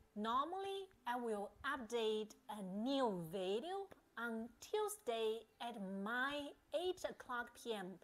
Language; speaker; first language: English; non-native, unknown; Chinese